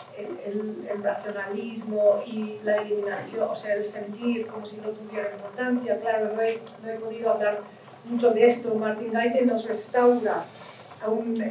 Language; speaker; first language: Spanish; non-native, fluent; English